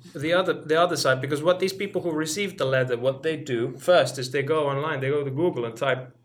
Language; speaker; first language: English; non-native, fluent; Finnish